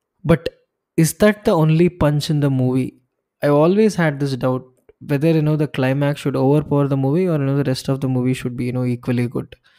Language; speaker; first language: English; non-native, local second language; Tamil